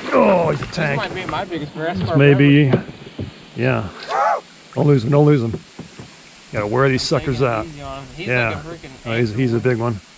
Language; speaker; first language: English; native; English